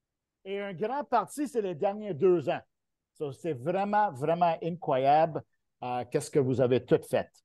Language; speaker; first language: French; non-native, local second language; Italian